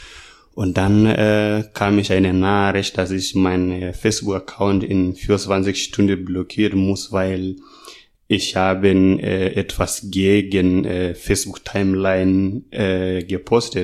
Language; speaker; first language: German; non-native, fluent; Masai